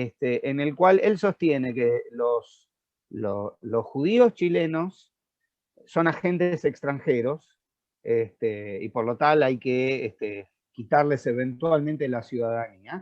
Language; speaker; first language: Spanish; native; Spanish